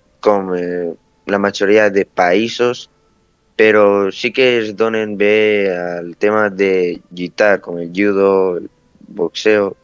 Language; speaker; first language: Catalan; early bilingual, other home language; Romanian